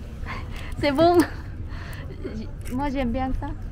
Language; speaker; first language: French; non-native, learner; Vietnamese